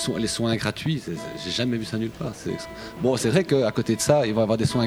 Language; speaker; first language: French; native; French